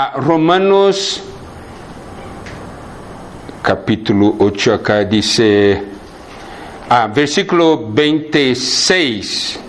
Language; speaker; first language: Spanish; non-native, fluent; Portuguese